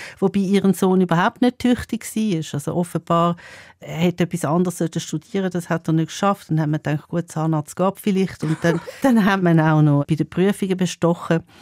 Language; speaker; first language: German; native; German